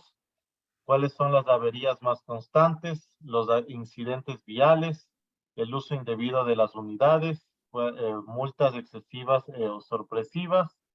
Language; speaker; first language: Spanish; native; Spanish